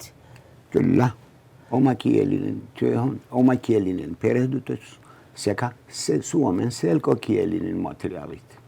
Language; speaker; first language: Finnish; non-native, learner; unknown